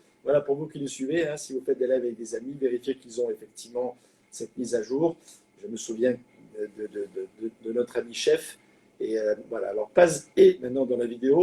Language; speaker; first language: French; native; French